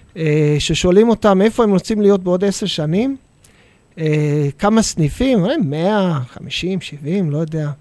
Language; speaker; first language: Hebrew; non-native, fluent; English